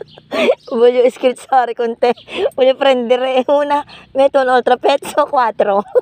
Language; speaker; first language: Italian; non-native, learner; Filipino